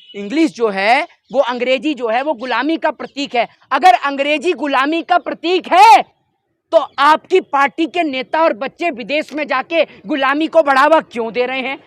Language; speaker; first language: Hindi; native; Hindi